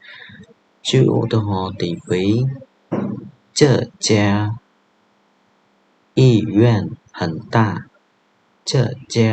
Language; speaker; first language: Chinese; non-native, fluent; Khmer